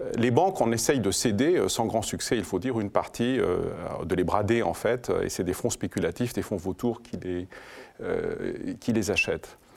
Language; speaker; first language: French; non-native, fluent; Greek